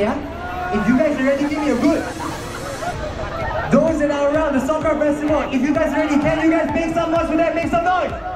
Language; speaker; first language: English; non-native, local second language; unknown